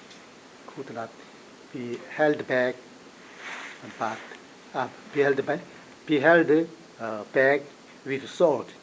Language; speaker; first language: English; non-native, learner; Korean